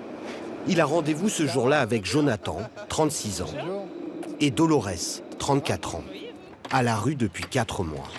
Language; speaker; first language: French; native; French